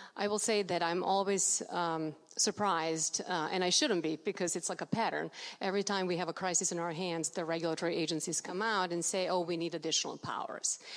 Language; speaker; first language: English; non-native, fluent; Serbian